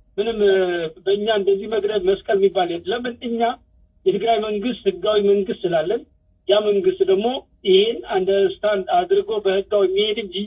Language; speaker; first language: Amharic; non-native, local second language; Tigrinya